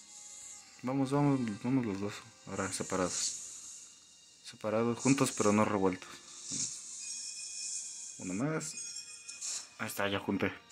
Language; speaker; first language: Spanish; native; Spanish